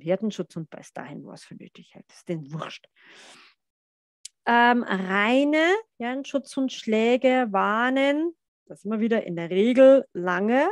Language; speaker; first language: German; native; German